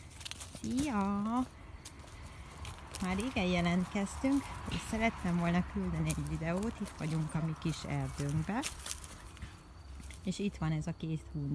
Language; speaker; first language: Hungarian; native; Hungarian